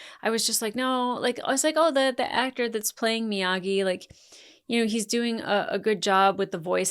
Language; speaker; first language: English; native; English